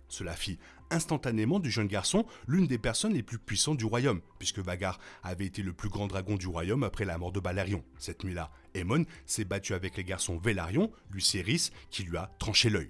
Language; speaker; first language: French; native; French